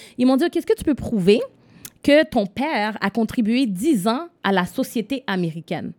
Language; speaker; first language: French; non-native, local second language; English